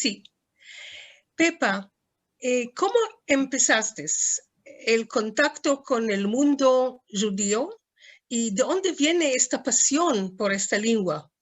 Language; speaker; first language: Spanish; non-native, fluent; Hebrew